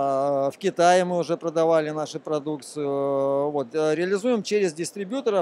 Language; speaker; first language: Russian; native; Russian